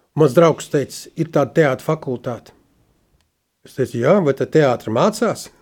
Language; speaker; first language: Latvian; native; Latvian